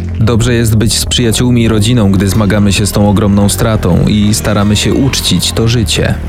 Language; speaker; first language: Polish; native; Polish